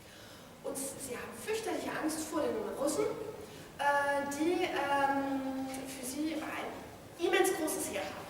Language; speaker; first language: German; native; German